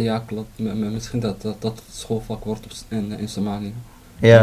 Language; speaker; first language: Dutch; early bilingual, other home language; Somali